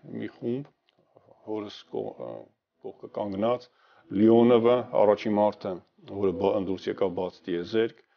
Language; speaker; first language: Armenian; native; Armenian